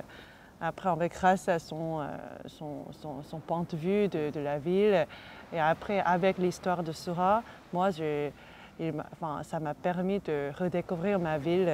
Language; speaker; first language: French; non-native, fluent; Korean